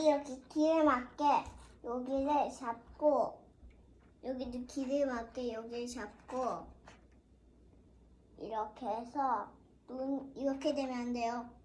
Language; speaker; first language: Korean; early bilingual, heritage; Korean